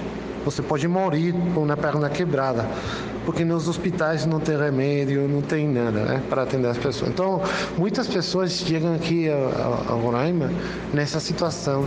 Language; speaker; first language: Portuguese; non-native, fluent; Spanish